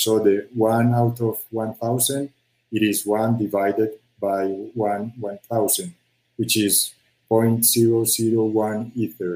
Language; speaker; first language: English; non-native, fluent; Spanish